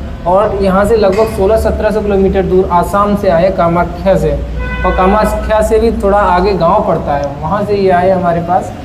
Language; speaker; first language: Hindi; native; Hindi